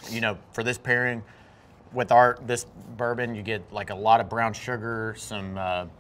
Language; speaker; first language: English; native; English